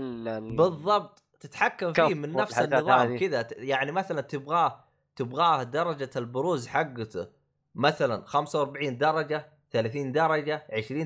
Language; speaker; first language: Arabic; native; Arabic